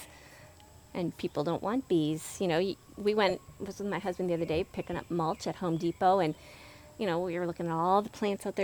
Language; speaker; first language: English; native; English